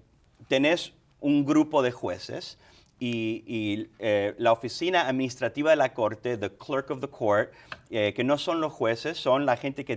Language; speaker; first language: Spanish; early bilingual, other home language; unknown